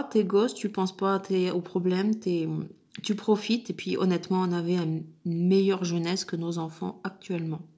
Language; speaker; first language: French; native; French